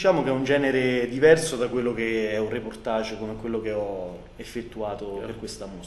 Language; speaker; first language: Italian; native; Italian